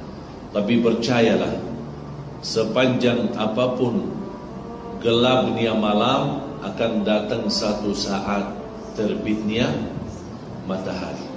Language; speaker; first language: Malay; non-native, fluent; Arabic